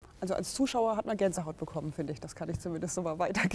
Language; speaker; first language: German; native; German